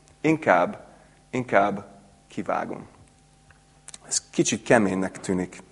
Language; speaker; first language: Hungarian; non-native, fluent; English